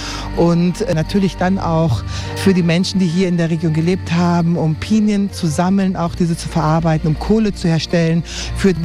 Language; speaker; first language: German; native; German